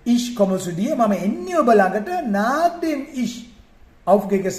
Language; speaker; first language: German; non-native, fluent; Sinhala